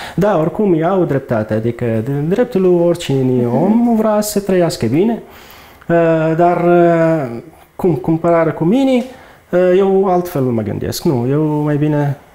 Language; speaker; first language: Romanian; non-native, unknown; Arabic